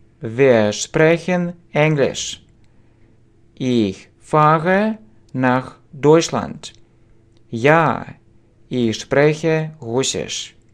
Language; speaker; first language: German; non-native, fluent; Russian